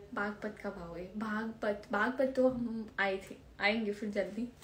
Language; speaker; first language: Hindi; native; Hindi